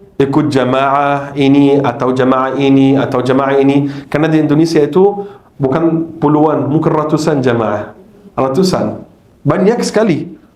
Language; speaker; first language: Malay; non-native, fluent; Arabic